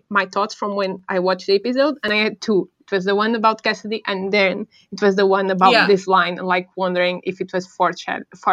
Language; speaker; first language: English; non-native, fluent; Portuguese